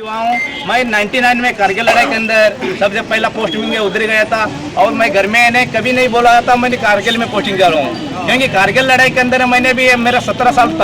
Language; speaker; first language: Hindi; non-native, local second language; Kannada